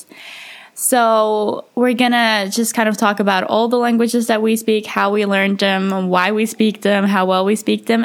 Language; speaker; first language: English; early bilingual, heritage; English